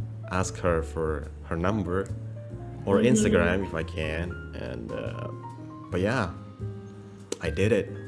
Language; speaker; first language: English; non-native, fluent; Indonesian